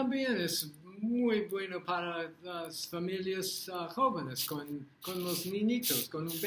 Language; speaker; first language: Portuguese; non-native, learner; English